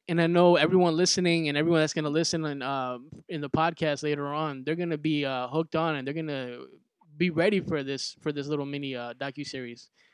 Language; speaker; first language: English; early bilingual, other home language; Spanish